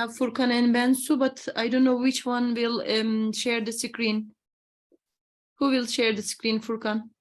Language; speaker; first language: English; non-native, fluent; Turkish